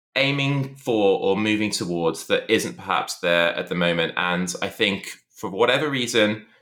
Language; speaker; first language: English; native; English